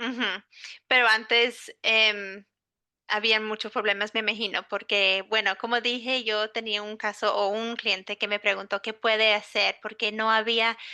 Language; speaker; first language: Spanish; non-native, fluent; English